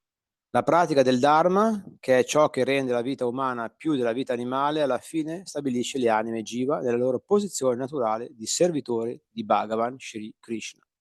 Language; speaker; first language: Italian; native; Italian